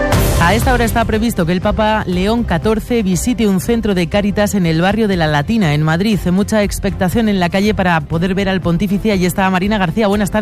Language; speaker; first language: Spanish; native; Spanish